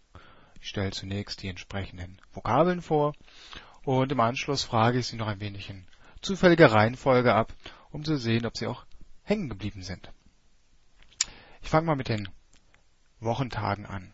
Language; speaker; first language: German; native; German